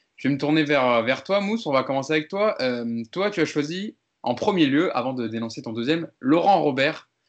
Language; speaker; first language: French; native; French